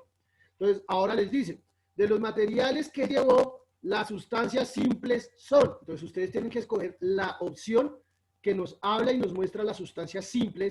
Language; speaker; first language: Spanish; native; Spanish